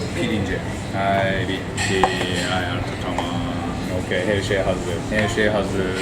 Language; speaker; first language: Turkish; non-native, fluent; Japanese